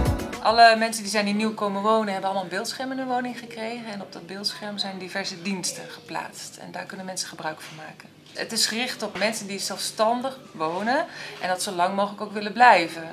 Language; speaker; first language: Dutch; native; Dutch